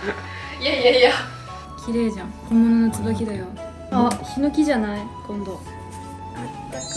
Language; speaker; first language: Japanese; non-native, fluent; French